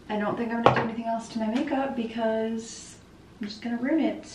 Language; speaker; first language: English; native; English